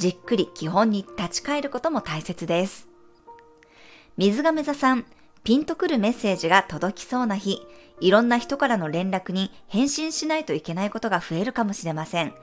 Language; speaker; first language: Japanese; native; Japanese